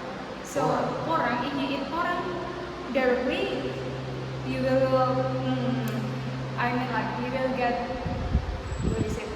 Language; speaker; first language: English; non-native, learner; Indonesian